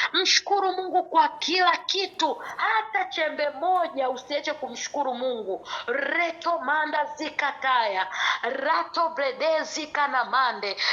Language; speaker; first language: Swahili; native; Swahili